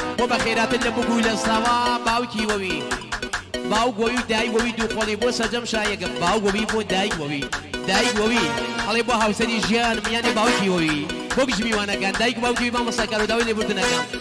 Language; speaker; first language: Central Kurdish; non-native, local second language; Gurani